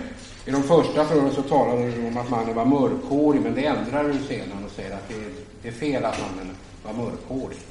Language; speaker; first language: Swedish; native; Swedish